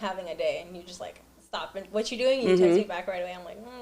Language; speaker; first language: English; native; English